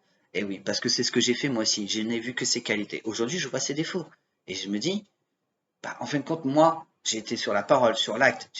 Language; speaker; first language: French; native; French